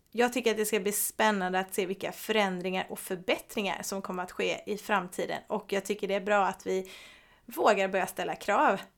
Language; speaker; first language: Swedish; native; Swedish